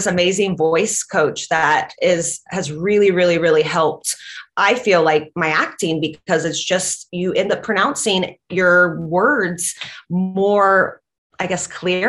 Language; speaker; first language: English; non-native, fluent; Latvian